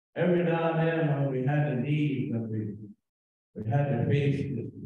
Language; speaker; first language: English; native; English